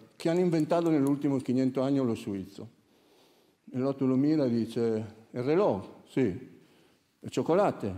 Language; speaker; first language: Spanish; non-native, fluent; Italian